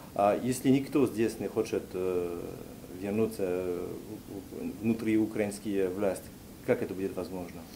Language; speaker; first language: Russian; non-native, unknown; French